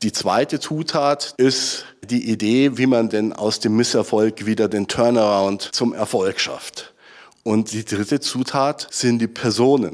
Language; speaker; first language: German; native; German